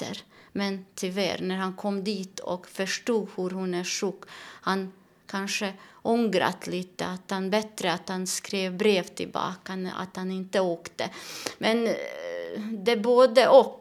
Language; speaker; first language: Swedish; non-native, learner; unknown